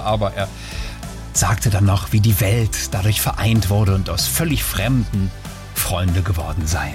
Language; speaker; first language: German; native; German